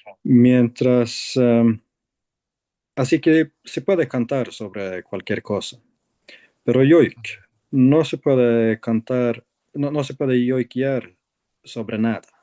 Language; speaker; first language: Spanish; non-native, fluent; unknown